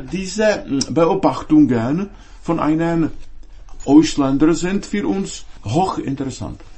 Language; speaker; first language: German; non-native, fluent; Czech